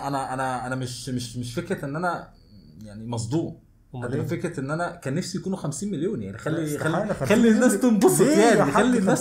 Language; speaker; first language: Arabic; native; Arabic